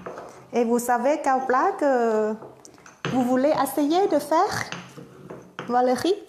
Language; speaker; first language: French; non-native, fluent; Thai